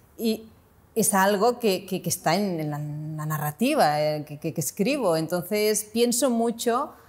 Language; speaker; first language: Spanish; non-native, local second language; Catalan